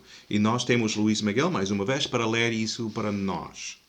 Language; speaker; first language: Portuguese; non-native, fluent; English